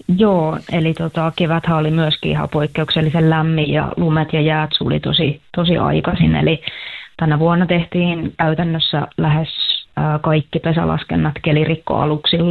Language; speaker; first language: Finnish; native; Finnish